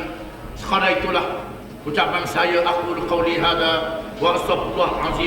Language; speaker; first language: Malay; native; Malay